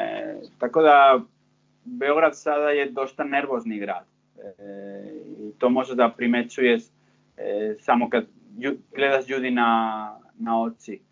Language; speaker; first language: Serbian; non-native, fluent; Spanish